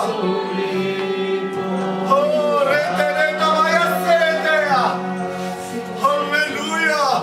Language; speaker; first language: Italian; native; Italian